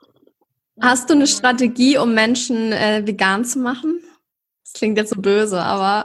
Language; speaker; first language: German; native; German